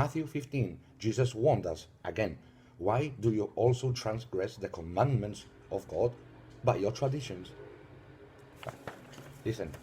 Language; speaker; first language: English; non-native, fluent; Spanish